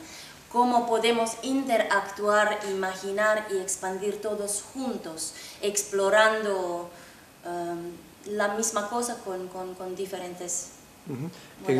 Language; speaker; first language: Spanish; non-native, fluent; Finnish